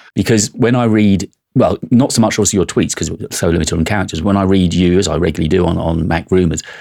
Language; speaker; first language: English; native; English